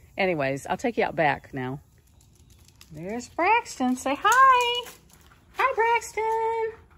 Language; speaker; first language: English; native; English